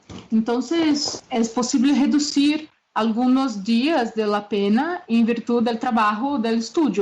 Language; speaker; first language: Spanish; non-native, fluent; Portuguese